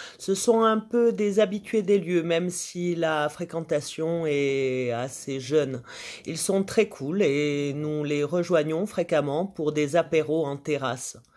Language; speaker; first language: French; native; French